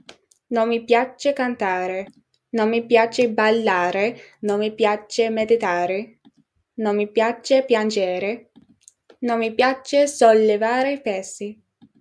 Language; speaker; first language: Italian; non-native, learner; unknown